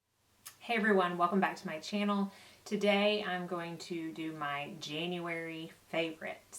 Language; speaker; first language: English; native; English